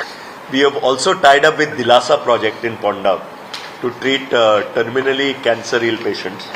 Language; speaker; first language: English; non-native, local second language; Konkani